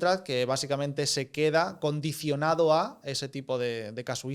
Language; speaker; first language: Spanish; native; Spanish